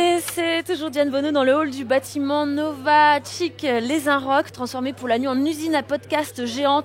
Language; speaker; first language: French; native; French